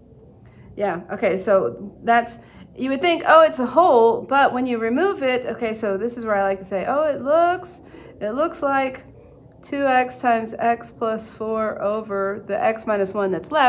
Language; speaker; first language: English; native; English